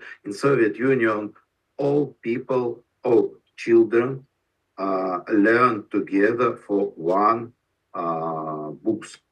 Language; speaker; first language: English; non-native, learner; Russian